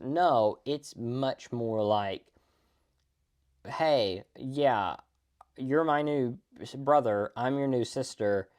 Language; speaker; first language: English; native; English